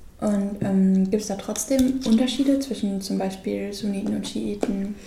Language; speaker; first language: German; native; German